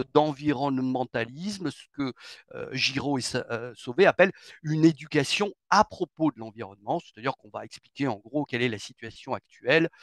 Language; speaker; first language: French; native; French